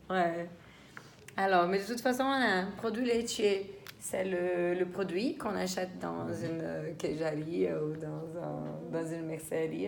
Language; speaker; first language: French; non-native, fluent; Portuguese